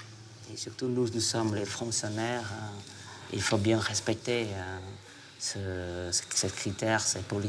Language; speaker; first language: French; non-native, fluent; Vietnamese